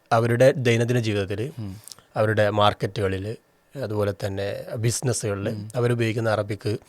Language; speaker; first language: Malayalam; native; Malayalam